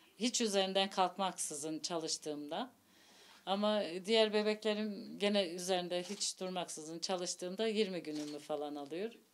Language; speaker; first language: Turkish; early bilingual, heritage; Turkish